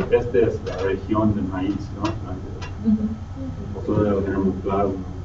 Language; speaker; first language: Spanish; non-native, fluent; English